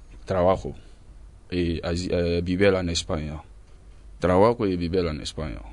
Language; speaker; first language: Spanish; non-native, learner; French